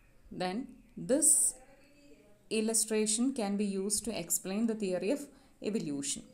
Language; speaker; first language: English; non-native, local second language; Malayalam